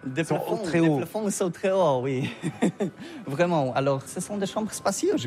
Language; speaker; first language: French; non-native, learner; Polish